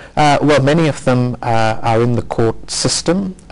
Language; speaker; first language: English; native; English